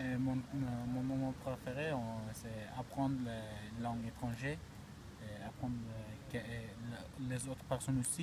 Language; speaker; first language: French; non-native, learner; Persian